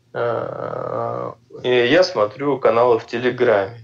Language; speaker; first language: Russian; native; Russian